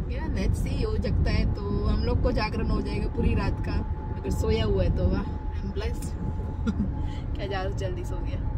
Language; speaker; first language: Hindi; non-native, local second language; Gujarati